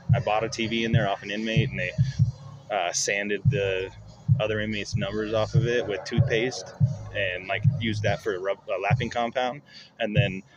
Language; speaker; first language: English; native; English